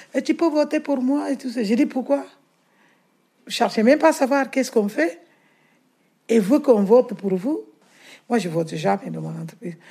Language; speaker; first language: French; non-native, learner; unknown